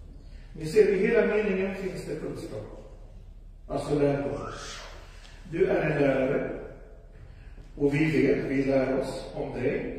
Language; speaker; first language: Swedish; non-native, fluent; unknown